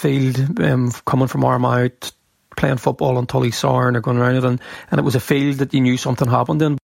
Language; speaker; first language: English; native; English